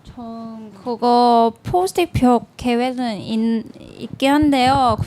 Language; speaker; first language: Korean; non-native, learner; Cantonese